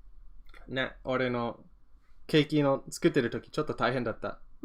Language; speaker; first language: Japanese; non-native, learner; English